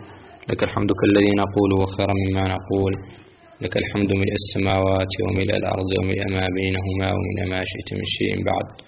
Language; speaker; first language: Arabic; native; Arabic